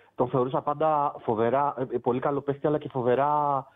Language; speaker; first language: Greek; native; Greek